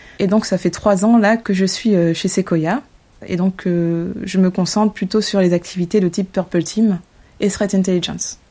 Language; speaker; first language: French; native; French